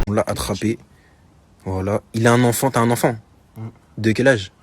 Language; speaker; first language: French; native; French